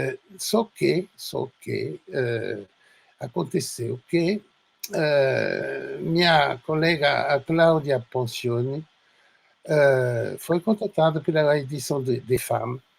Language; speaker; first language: Portuguese; non-native, fluent; French